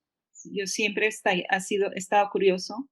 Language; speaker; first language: Spanish; early bilingual, heritage; Spanish